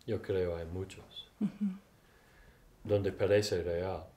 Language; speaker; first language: Spanish; non-native, fluent; English